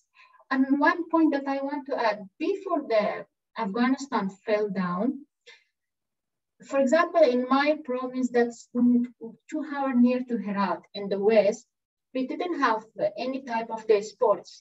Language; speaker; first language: English; non-native, learner; Persian